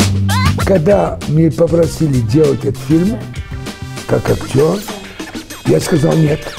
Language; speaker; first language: Russian; early bilingual, heritage; French